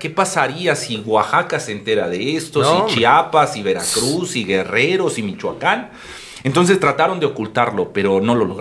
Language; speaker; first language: Spanish; native; Spanish